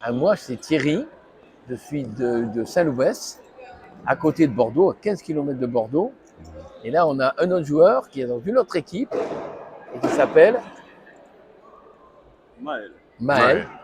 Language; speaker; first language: French; native; French